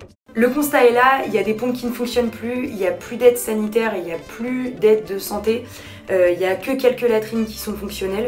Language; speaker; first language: French; native; French